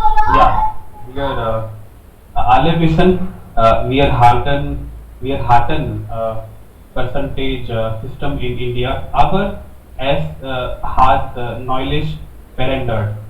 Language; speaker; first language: German; non-native, learner; Hindi